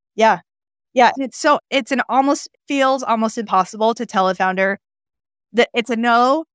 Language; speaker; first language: English; non-native, fluent; Japanese